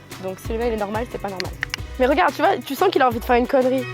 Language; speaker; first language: French; native; French